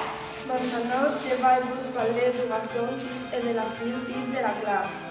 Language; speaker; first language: French; non-native, learner; Spanish